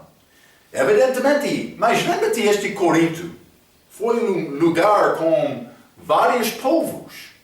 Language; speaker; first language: Portuguese; non-native, learner; English